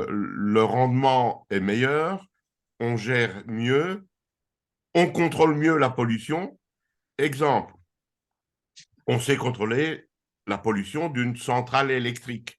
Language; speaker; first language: French; native; French